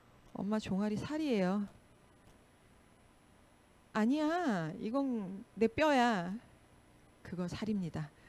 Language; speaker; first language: Korean; native; Korean